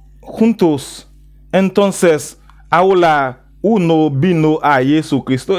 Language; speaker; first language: Spanish; non-native, learner; Haitian Creole